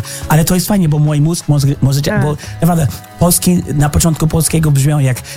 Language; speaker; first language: Polish; non-native, fluent; English